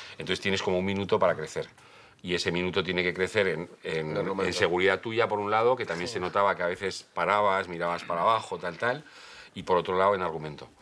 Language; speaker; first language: Spanish; native; Spanish